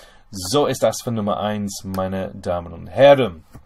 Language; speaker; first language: German; non-native, fluent; English